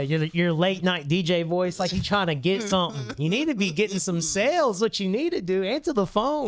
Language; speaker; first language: English; native; English